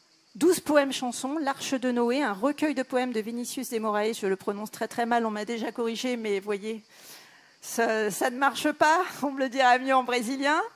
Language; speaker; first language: French; native; French